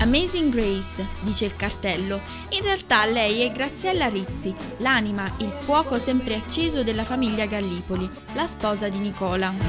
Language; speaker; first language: Italian; native; Italian